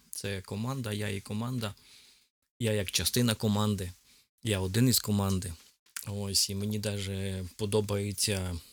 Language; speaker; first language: Ukrainian; native; Ukrainian